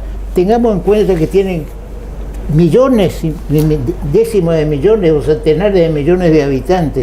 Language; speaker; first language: Spanish; native; Spanish